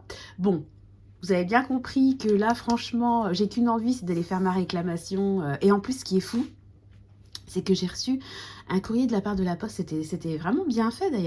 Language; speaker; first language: French; native; French